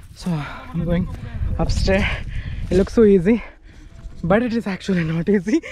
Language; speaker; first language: English; non-native, local second language; Marathi